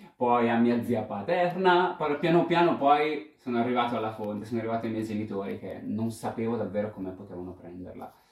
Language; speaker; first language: Italian; native; Italian